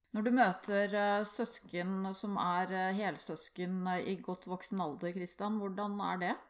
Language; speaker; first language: Norwegian; native; Norwegian